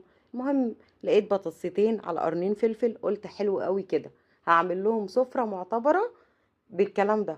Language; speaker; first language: Arabic; native; Arabic